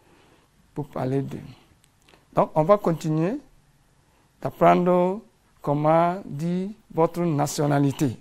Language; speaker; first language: French; non-native, fluent; English